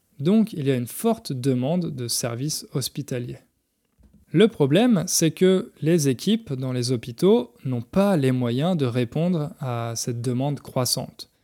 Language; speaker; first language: French; native; French